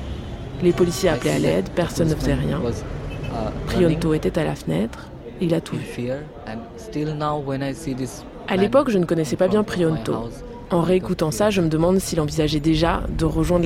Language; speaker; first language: French; native; French